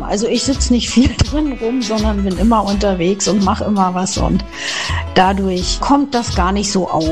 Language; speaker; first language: German; native; German